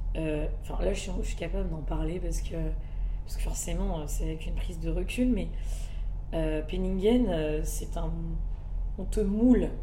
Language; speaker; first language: French; early bilingual, other home language; Malagasy